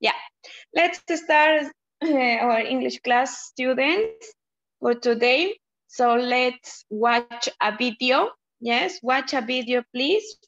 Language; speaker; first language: English; non-native, learner; Spanish